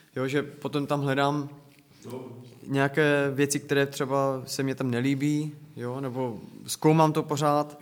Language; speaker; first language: Czech; native; Czech